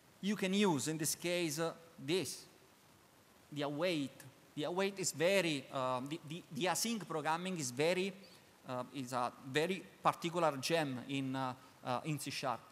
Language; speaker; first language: English; non-native, learner; Italian